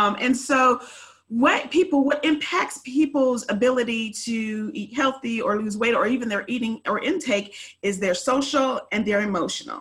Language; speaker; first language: English; native; English